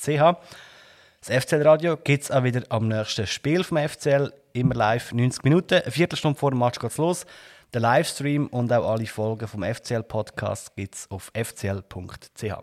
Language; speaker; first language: German; native; German